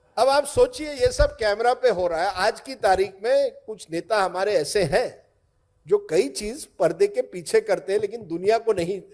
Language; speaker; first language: Hindi; non-native, local second language; Marathi